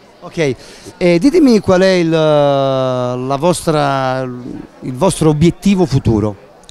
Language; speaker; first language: Italian; native; Italian